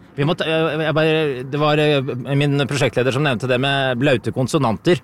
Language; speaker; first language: Norwegian; native; Norwegian